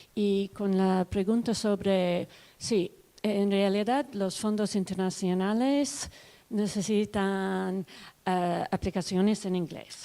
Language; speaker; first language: Spanish; non-native, learner; English